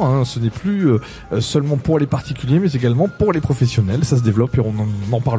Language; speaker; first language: French; native; French